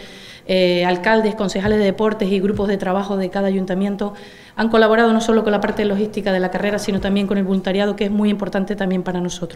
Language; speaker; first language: Spanish; native; Spanish